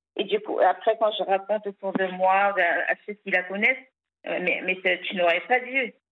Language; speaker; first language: French; non-native, local second language; Kabyle